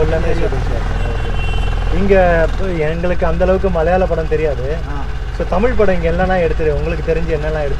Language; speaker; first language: Tamil; native; Tamil